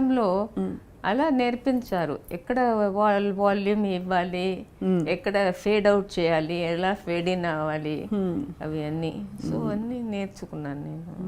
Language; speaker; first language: Telugu; non-native, local second language; Tamil